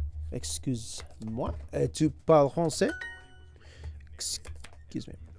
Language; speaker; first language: French; non-native, learner; English